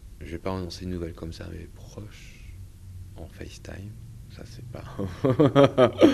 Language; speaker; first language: French; native; French